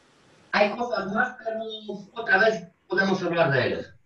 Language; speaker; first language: Spanish; non-native, fluent; Romanian